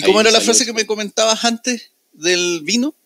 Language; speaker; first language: Spanish; native; Spanish